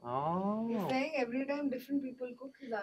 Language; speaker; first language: English; non-native, learner; Korean